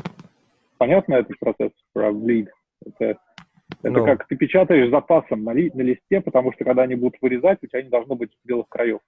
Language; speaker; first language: Russian; native; Russian